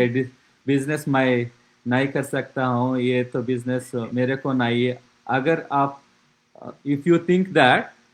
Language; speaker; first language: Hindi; non-native, local second language; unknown